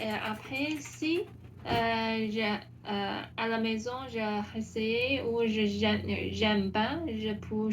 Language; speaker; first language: French; non-native, learner; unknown